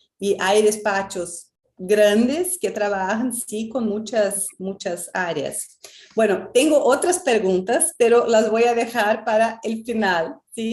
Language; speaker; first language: Spanish; non-native, fluent; Portuguese